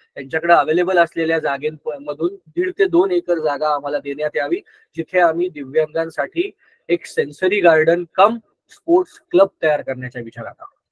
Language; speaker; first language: Marathi; non-native, local second language; Gujarati